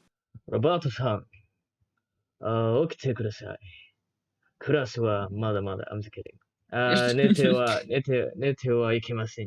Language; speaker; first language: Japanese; non-native, learner; Malay